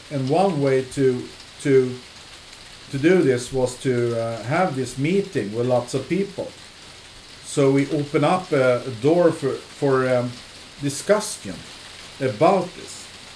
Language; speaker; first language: English; non-native, fluent; Swedish